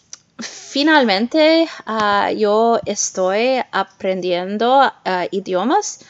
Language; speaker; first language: Spanish; non-native, learner; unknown